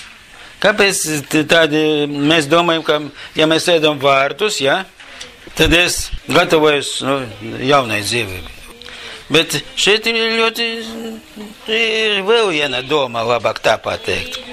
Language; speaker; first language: Latvian; non-native, local second language; Russian